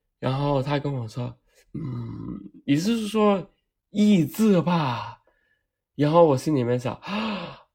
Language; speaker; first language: Chinese; non-native, local second language; Cantonese